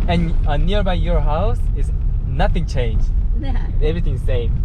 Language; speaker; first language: English; non-native, learner; Korean